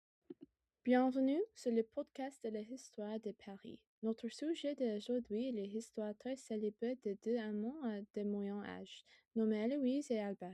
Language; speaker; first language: French; non-native, learner; English